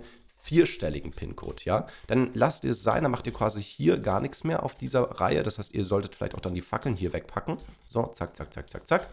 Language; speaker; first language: German; native; German